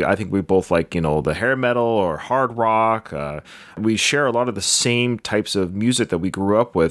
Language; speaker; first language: English; native; English